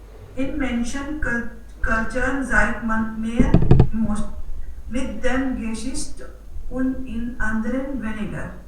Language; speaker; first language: German; non-native, learner; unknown